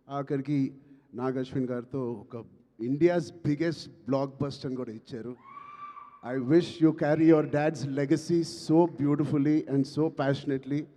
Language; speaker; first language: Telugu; native; Telugu